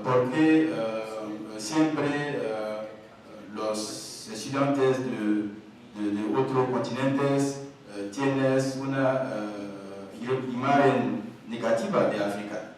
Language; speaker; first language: Spanish; non-native, learner; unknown